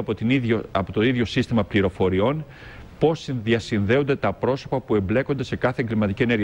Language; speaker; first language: Greek; native; Greek